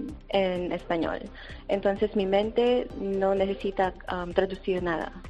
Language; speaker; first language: Spanish; non-native, fluent; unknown